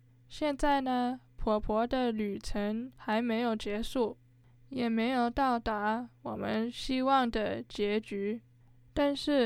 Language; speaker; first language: Chinese; early bilingual, heritage; Chinese